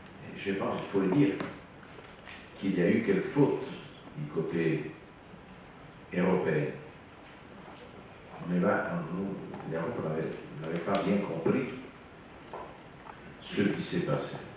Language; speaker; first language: French; non-native, fluent; Italian